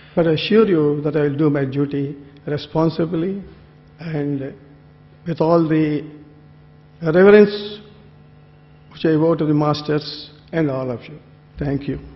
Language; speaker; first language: English; non-native, local second language; Telugu